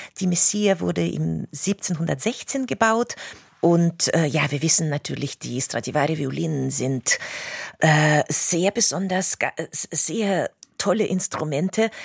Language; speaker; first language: German; non-native, fluent; Russian